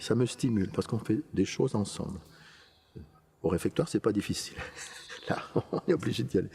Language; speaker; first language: French; native; French